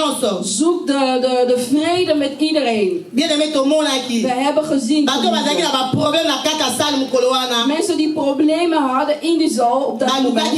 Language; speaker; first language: Dutch; non-native, learner; Lingala